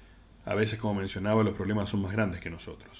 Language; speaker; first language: Spanish; native; Spanish